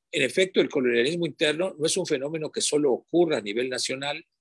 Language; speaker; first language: Spanish; native; Spanish